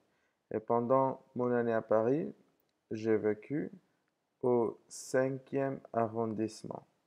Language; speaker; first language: French; non-native, fluent; English